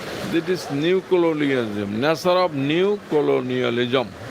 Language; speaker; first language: English; non-native, local second language; Bangla